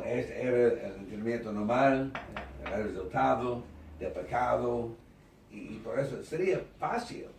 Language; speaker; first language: Spanish; non-native, learner; English